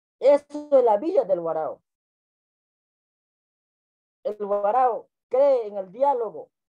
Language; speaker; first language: Spanish; non-native, local second language; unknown